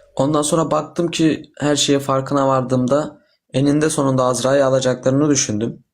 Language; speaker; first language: Turkish; native; Turkish